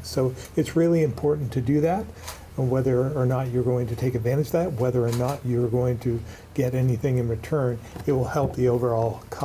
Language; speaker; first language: English; native; English